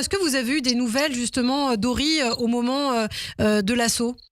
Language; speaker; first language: French; native; French